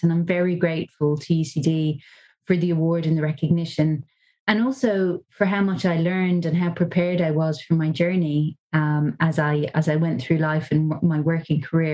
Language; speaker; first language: English; native; English